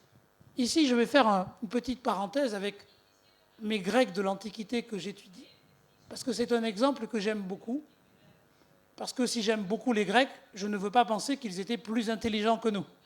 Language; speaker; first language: French; native; French